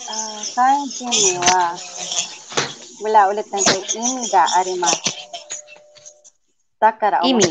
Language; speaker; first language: Japanese; non-native, learner; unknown